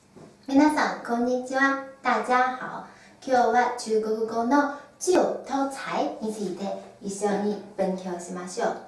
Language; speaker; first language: Japanese; non-native, fluent; Chinese